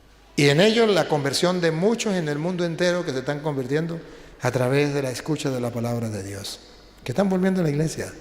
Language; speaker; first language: Spanish; native; Spanish